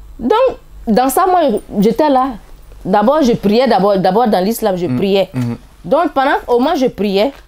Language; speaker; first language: French; non-native, local second language; Dyula